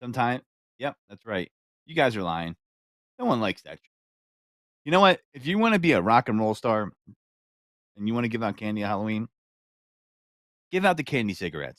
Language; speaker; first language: English; native; English